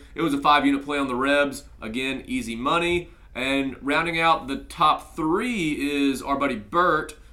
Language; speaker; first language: English; native; English